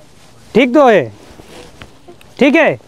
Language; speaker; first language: Hindi; non-native, learner; Bangla